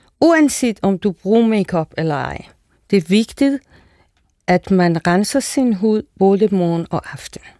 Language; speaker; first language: Danish; non-native, fluent; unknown